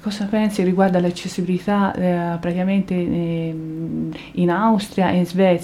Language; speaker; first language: Italian; native; Italian